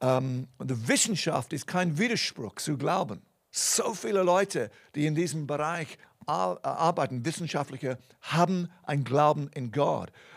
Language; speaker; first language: German; non-native, fluent; English